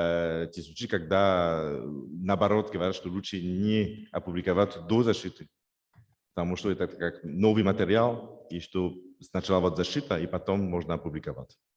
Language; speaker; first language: Russian; non-native, fluent; French